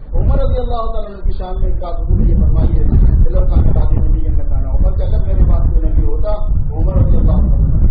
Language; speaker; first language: Urdu; native; Urdu